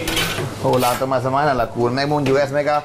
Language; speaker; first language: Hungarian; non-native, learner; Italian